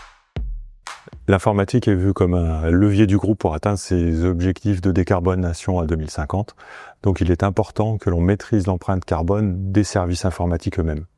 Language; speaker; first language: French; native; French